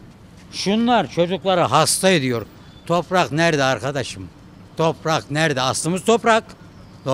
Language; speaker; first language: Turkish; native; Turkish